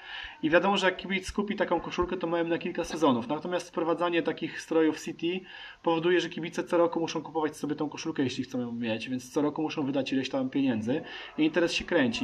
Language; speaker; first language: Polish; native; Polish